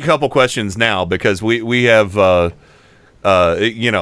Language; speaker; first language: English; native; English